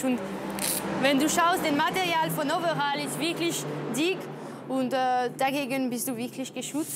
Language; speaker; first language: German; non-native, local second language; French